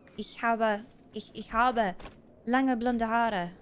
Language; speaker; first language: German; non-native, learner; English